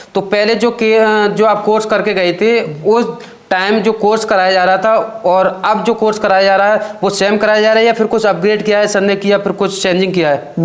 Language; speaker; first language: Hindi; native; Hindi